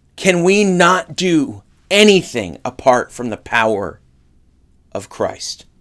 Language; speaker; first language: English; native; English